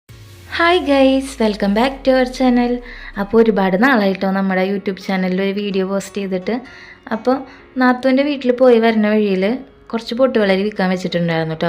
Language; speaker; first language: Malayalam; native; Malayalam